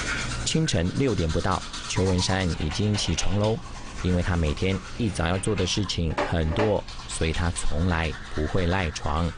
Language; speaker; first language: Chinese; native; Chinese